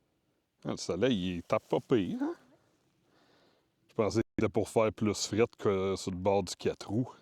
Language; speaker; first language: French; native; French